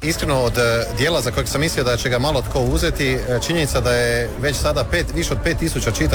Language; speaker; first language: Serbian; native; Serbian